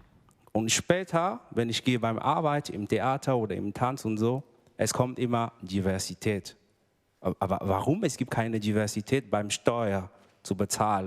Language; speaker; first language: German; non-native, fluent; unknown